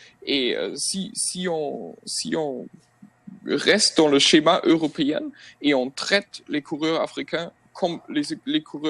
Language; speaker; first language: French; non-native, fluent; German